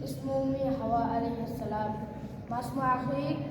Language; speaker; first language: Arabic; non-native, learner; Bangla